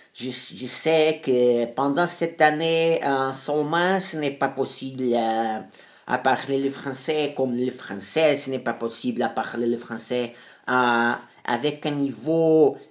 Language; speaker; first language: French; non-native, fluent; Portuguese